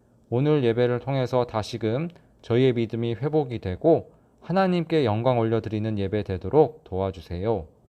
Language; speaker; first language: Korean; native; Korean